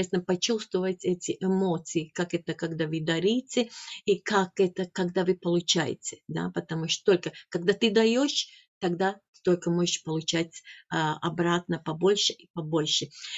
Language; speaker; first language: Russian; non-native, fluent; Latvian